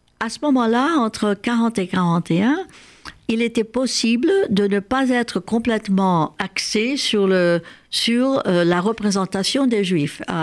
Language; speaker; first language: French; non-native, fluent; Hungarian